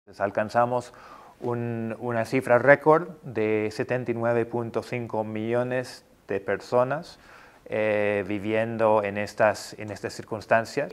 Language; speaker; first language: Spanish; non-native, fluent; English